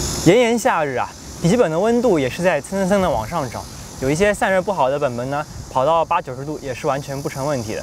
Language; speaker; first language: Chinese; native; Chinese